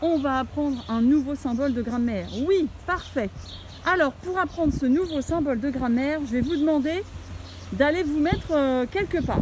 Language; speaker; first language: French; native; French